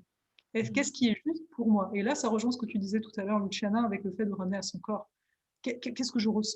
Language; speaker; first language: French; native; French